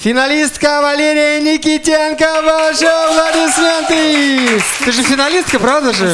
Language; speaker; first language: Russian; native; Russian